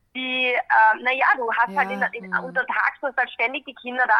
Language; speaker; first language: German; native; German